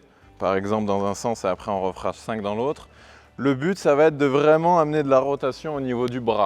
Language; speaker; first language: French; native; French